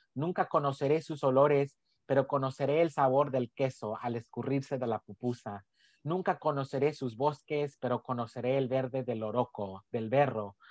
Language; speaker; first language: Spanish; early bilingual, heritage; Spanish